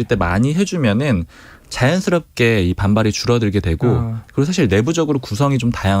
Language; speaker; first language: Korean; native; Korean